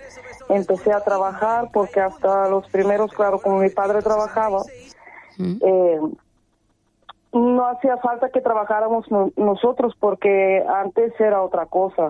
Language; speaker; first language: Spanish; non-native, fluent; Bulgarian